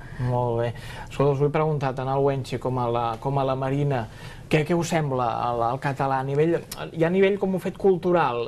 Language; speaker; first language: Catalan; native; Catalan